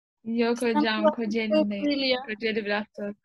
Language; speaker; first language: Turkish; native; Turkish